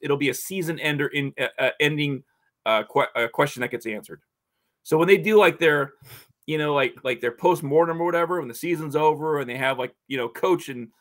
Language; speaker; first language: English; native; English